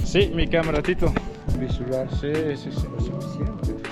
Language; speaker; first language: Spanish; non-native, learner; English